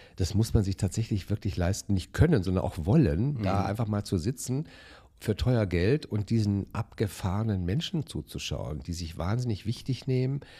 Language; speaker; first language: German; native; German